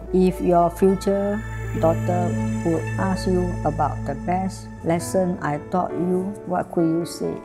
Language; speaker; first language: English; non-native, local second language; Chinese